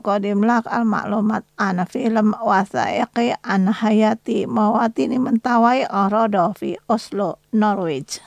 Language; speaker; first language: Arabic; non-native, fluent; Indonesian